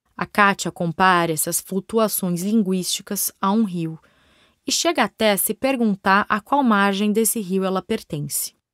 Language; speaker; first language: Portuguese; native; Portuguese